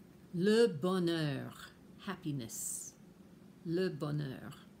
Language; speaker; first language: French; non-native, fluent; English